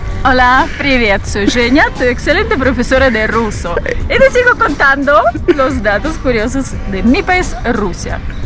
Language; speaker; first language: Spanish; non-native, fluent; Russian